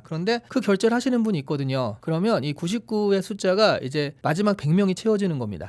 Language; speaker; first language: Korean; native; Korean